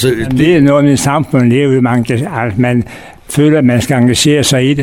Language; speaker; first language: Danish; native; Danish